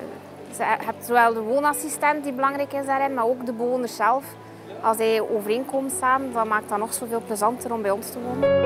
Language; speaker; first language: Dutch; native; Dutch